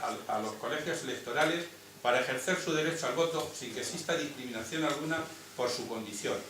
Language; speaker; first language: Spanish; native; Spanish